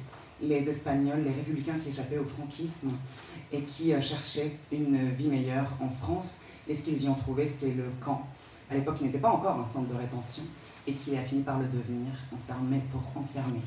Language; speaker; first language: French; native; French